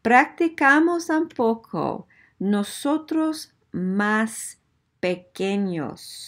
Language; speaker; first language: Spanish; non-native, fluent; English